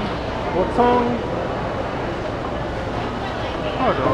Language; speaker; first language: Chinese; non-native, learner; English